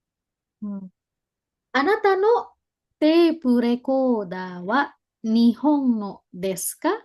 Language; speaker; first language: Japanese; non-native, fluent; Indonesian